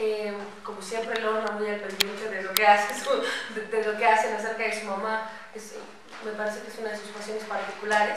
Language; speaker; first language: Spanish; native; Spanish